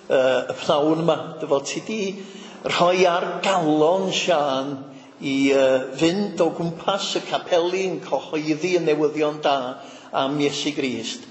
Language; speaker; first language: Welsh; native; Welsh